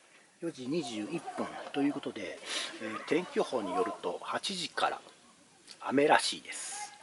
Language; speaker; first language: Japanese; native; Japanese